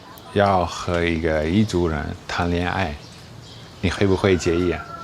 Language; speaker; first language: Chinese; non-native, fluent; Dutch